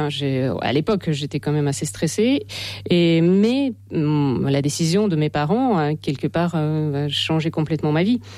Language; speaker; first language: French; non-native, fluent; Russian